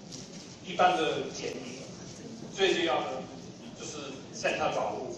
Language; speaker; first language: Chinese; non-native, fluent; English